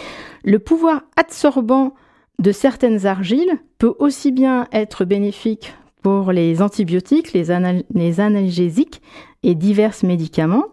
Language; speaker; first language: French; native; French